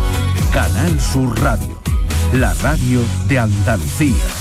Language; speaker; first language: Spanish; native; Spanish